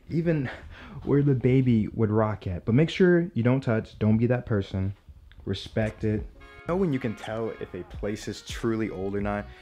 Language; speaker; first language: English; native; English